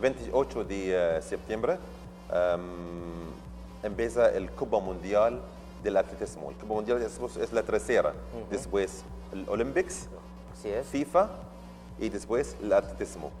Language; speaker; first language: Spanish; non-native, learner; Arabic